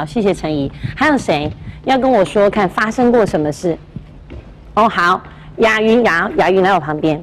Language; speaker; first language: Chinese; native; Chinese